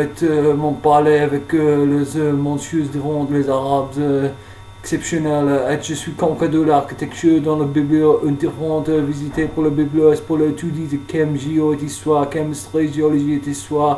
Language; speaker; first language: French; non-native, learner; English